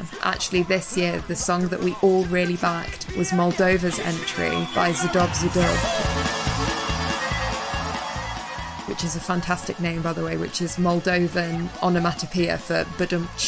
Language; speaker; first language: English; native; English